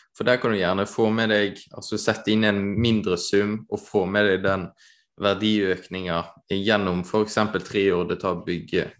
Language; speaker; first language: Norwegian; native; Norwegian